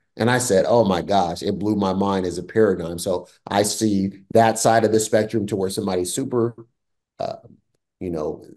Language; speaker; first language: English; native; English